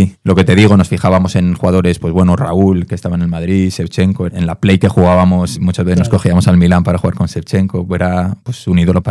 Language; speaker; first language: Spanish; native; Spanish